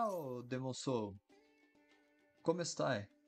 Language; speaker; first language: Italian; non-native, learner; Portuguese